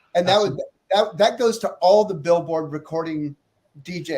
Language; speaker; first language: English; native; English